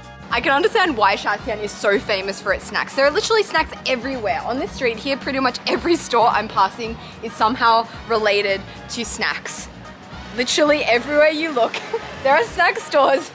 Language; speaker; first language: English; native; English